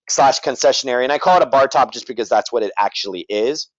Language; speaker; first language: English; native; English